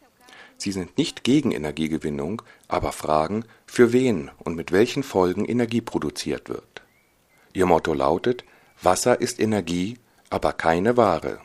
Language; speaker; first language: German; native; German